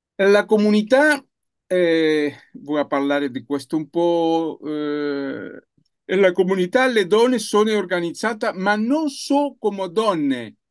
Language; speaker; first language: Italian; non-native, learner; Spanish